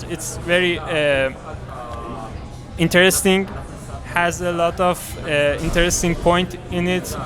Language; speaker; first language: English; non-native, learner; Persian